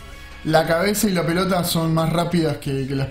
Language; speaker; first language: Spanish; native; Spanish